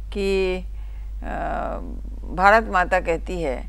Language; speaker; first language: Hindi; native; Hindi